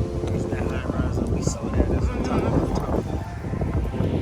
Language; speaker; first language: English; native; English